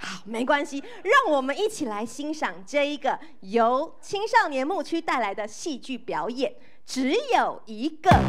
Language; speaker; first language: Chinese; native; Chinese